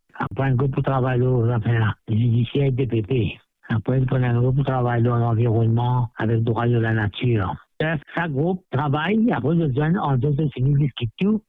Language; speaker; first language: French; non-native, local second language; Morisyen